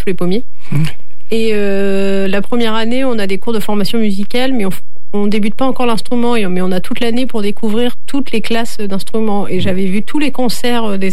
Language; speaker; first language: French; native; French